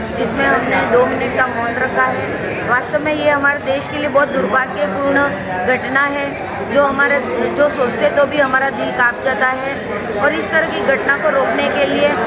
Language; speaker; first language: Hindi; native; Hindi